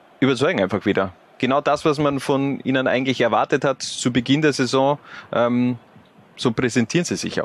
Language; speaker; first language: German; native; German